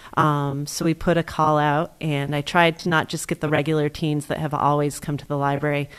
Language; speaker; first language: English; native; English